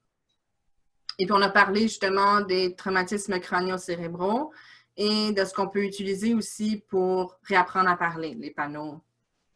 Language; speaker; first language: French; native; French